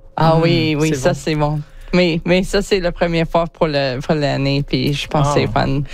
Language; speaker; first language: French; non-native, local second language; English